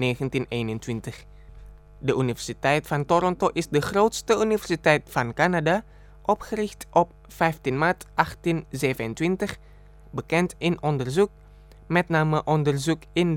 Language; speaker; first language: Dutch; non-native, fluent; Indonesian